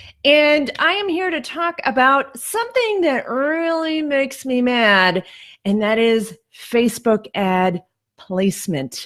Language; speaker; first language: English; native; English